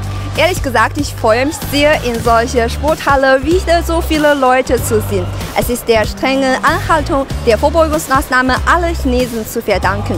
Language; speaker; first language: German; non-native, fluent; Chinese